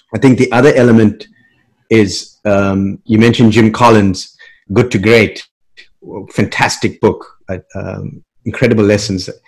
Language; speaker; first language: English; native; English